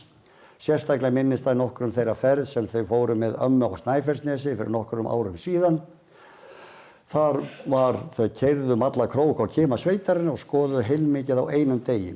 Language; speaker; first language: Icelandic; native; Icelandic